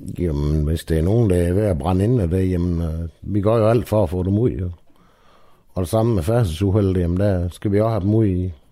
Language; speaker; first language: Danish; native; Danish